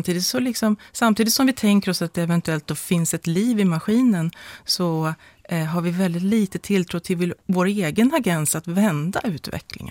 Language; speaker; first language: Swedish; native; Swedish